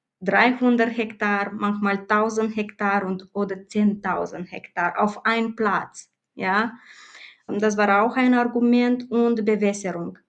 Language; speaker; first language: German; non-native, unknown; Romanian